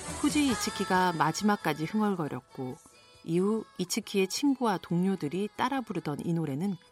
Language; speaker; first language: Korean; native; Korean